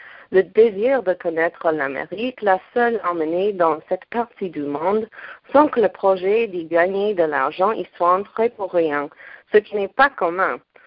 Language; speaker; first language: French; non-native, fluent; English